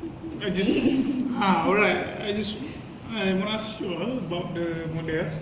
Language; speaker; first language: English; non-native, local second language; Malay